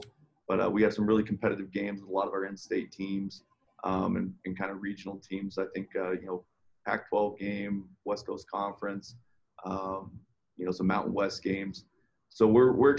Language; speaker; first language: English; native; English